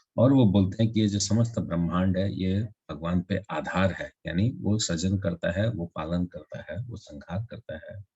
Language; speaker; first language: Hindi; non-native, local second language; Assamese